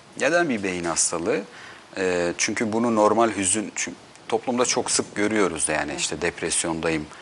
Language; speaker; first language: Turkish; native; Turkish